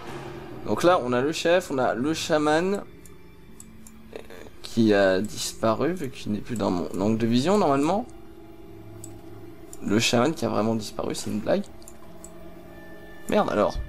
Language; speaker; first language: French; native; French